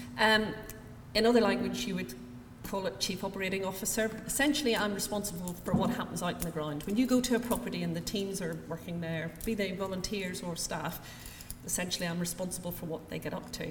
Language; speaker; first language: English; native; English